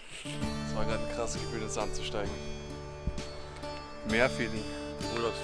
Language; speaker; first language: German; native; German